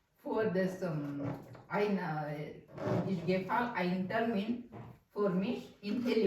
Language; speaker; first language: German; non-native, learner; Marathi